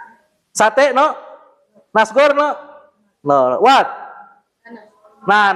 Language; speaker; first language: English; non-native, learner; Indonesian